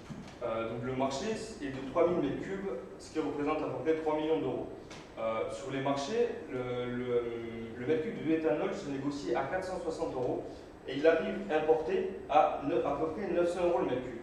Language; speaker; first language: French; native; French